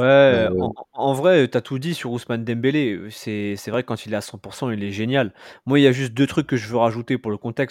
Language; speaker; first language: French; native; French